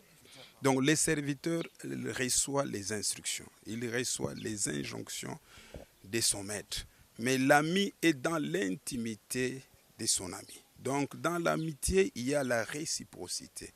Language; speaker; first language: French; non-native, local second language; Lingala